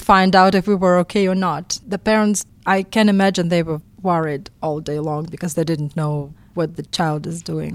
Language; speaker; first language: English; non-native, fluent; Russian